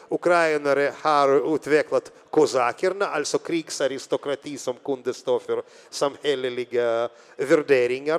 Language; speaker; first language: Swedish; non-native, fluent; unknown